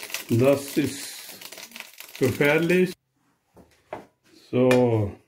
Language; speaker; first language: German; non-native, learner; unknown